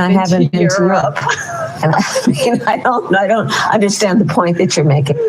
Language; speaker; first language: English; native; English